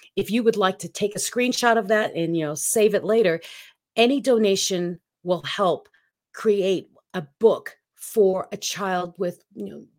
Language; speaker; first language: English; non-native, local second language; Filipino